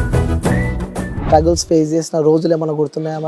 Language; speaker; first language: Telugu; native; Telugu